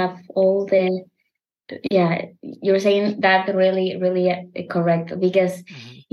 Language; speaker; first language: English; non-native, learner; Spanish